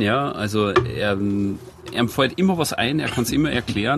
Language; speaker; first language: German; native; German